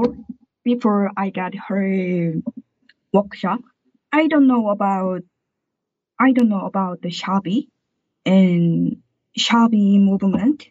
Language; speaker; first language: English; non-native, learner; Korean